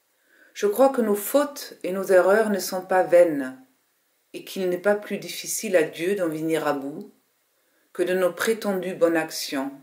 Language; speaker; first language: French; native; French